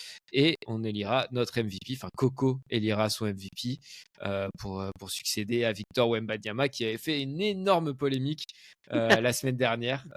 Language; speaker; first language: French; native; French